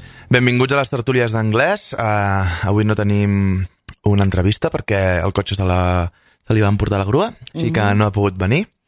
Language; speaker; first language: Catalan; native; Catalan